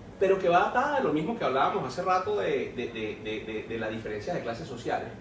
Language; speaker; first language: Spanish; native; Spanish